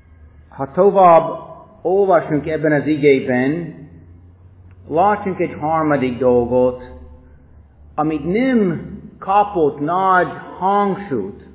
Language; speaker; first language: Hungarian; non-native, fluent; English